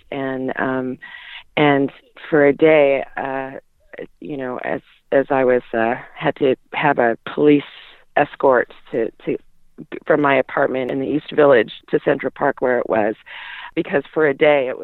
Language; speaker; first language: English; native; English